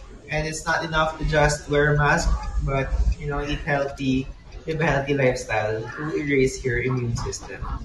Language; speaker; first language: English; non-native, local second language; Filipino